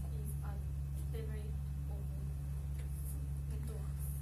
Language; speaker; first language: English; non-native, learner; Japanese